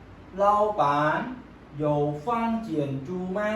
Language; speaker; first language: Chinese; non-native, fluent; Khmer